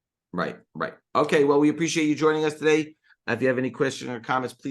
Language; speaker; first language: English; native; English